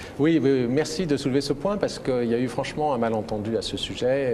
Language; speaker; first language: French; native; French